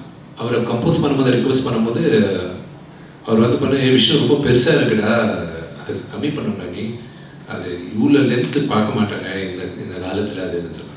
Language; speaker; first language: Tamil; non-native, local second language; Telugu